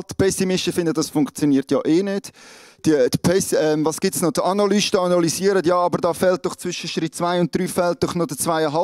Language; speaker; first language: German; native; German